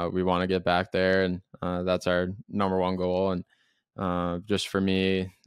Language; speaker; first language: English; native; English